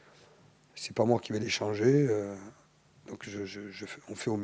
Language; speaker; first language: French; native; French